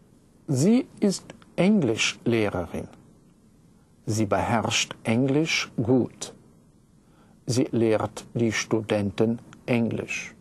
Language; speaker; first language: German; non-native, fluent; Russian